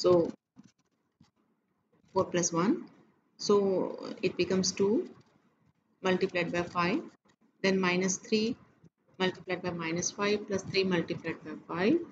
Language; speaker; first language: English; non-native, local second language; Hindi